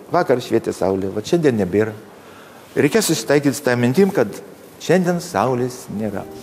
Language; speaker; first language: Lithuanian; native; Lithuanian